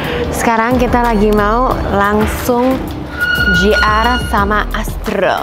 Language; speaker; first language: Indonesian; native; Indonesian